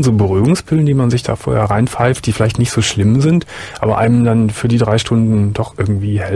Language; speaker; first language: German; native; German